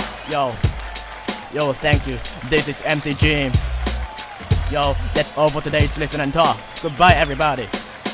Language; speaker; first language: English; non-native, fluent; Chinese